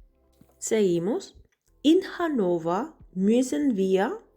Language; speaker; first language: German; non-native, fluent; Spanish